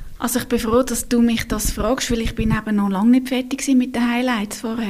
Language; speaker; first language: German; native; German